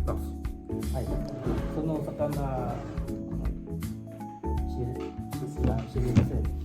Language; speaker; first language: Japanese; non-native, learner; Filipino